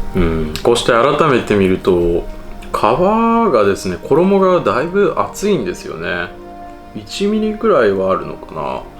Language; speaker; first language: Japanese; native; Japanese